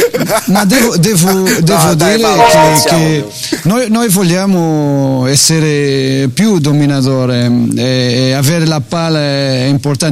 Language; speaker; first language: Italian; non-native, fluent; Portuguese